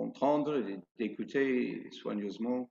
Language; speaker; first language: French; non-native, fluent; English